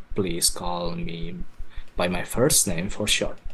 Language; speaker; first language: English; non-native, learner; Indonesian